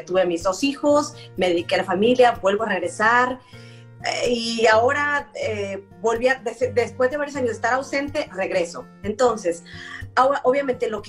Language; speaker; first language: Spanish; native; Spanish